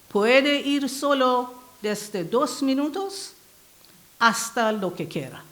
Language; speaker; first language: Spanish; non-native, learner; Persian